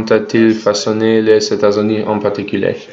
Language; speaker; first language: French; non-native, learner; English